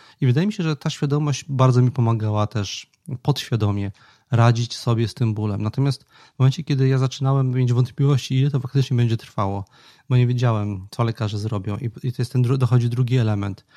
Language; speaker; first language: Polish; native; Polish